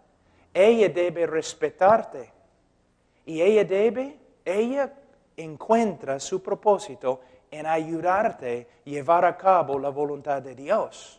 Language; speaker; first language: Spanish; non-native, fluent; English